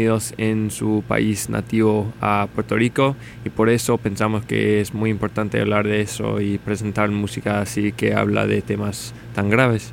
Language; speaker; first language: Spanish; non-native, learner; English